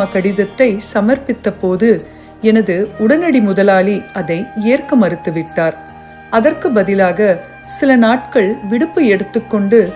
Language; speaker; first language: Tamil; early bilingual, heritage; Tamil